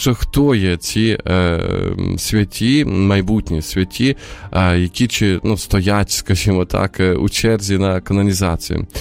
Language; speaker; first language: Ukrainian; non-native, local second language; Russian